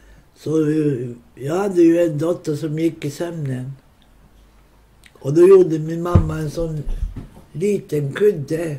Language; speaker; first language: Swedish; non-native, local second language; Romany